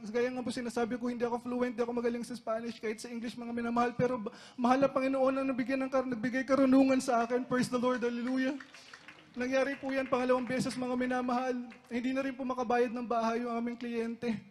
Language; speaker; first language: Filipino; native; Filipino